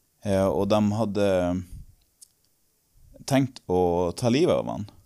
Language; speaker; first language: Norwegian; native; Norwegian